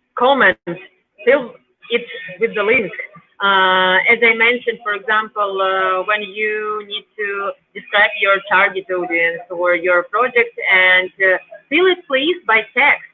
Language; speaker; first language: English; non-native, learner; Ukrainian